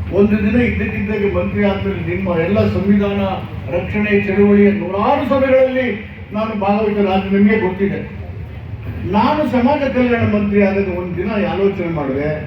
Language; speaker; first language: Kannada; native; Kannada